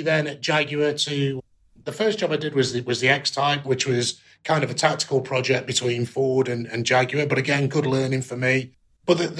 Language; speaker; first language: English; native; English